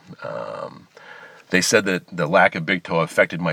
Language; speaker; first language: English; native; English